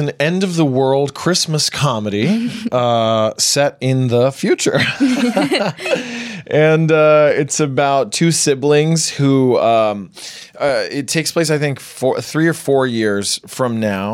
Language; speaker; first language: English; native; English